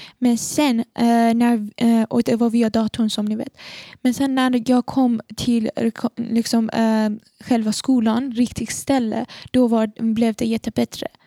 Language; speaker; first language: Swedish; non-native, fluent; Persian